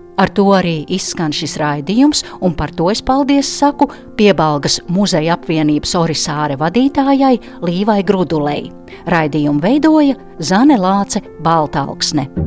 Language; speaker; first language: Latvian; native; Latvian